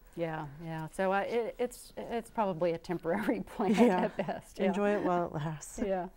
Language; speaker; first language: English; native; English